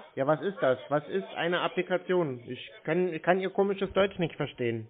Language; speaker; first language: German; native; German